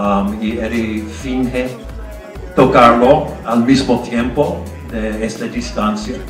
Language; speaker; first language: Spanish; non-native, fluent; English